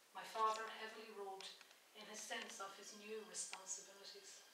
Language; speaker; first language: English; native; English